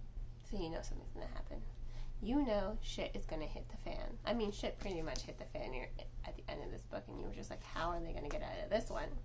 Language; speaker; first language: English; native; English